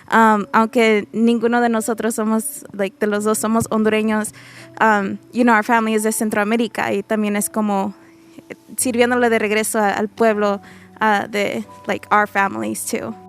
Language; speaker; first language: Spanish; early bilingual, heritage; Spanish